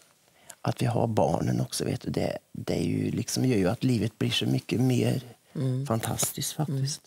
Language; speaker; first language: Swedish; native; Swedish